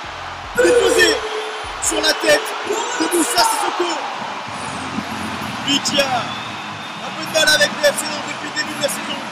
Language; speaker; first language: French; native; French